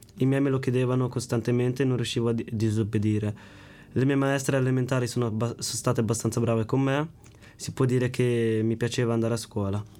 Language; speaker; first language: Italian; early bilingual, other home language; Arabic